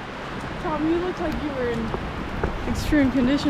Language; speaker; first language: English; native; English